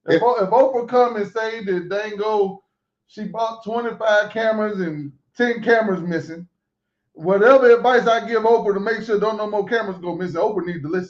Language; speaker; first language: English; native; English